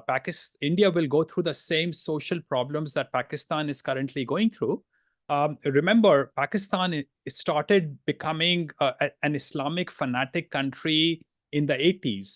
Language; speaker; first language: English; non-native, fluent; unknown